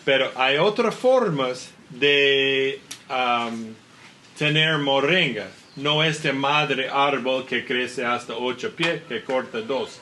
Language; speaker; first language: Spanish; non-native, learner; English